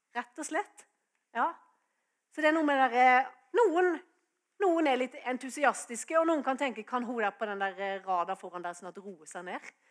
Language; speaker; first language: Norwegian; native; Norwegian